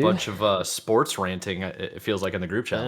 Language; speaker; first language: English; native; English